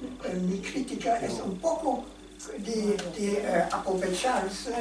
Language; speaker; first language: Spanish; non-native, learner; German